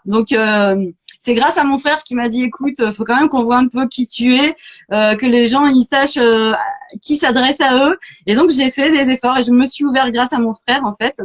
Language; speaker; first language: French; native; French